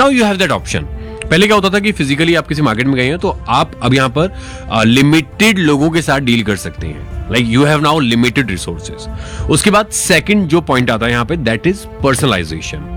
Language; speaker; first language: Hindi; native; Hindi